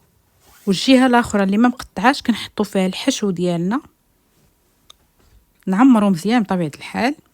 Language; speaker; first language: Arabic; native; Arabic